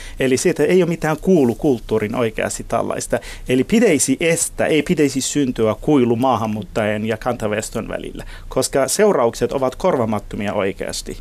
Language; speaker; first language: Finnish; non-native, fluent; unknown